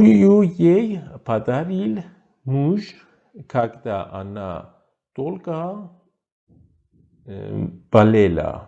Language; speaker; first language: Russian; non-native, fluent; Persian